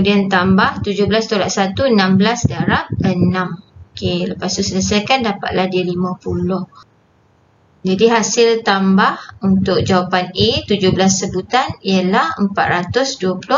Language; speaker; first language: Malay; native; Malay